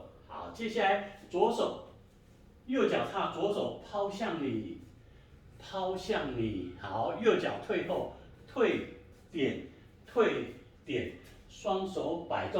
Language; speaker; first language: Chinese; native; Chinese